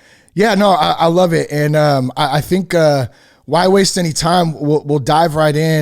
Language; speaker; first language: English; native; English